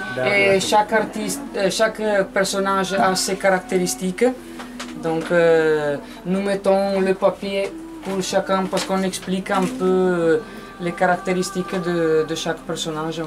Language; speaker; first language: French; non-native, fluent; Italian